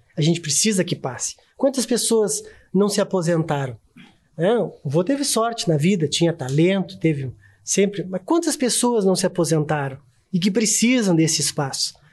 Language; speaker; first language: Portuguese; native; Portuguese